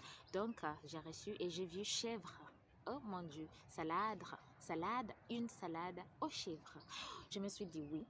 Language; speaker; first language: French; non-native, fluent; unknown